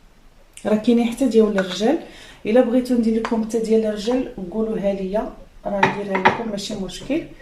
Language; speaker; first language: Arabic; native; Arabic